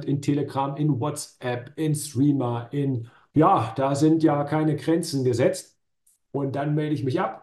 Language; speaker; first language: German; native; German